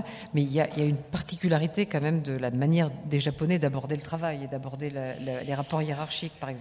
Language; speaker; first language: French; native; French